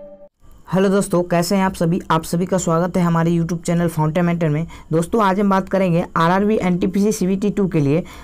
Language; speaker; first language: Hindi; native; Hindi